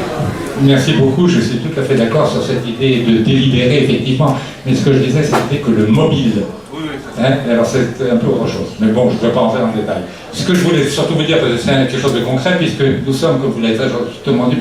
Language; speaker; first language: French; native; French